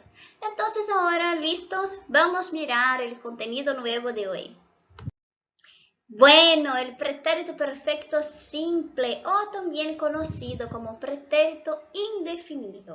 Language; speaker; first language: Spanish; non-native, fluent; Portuguese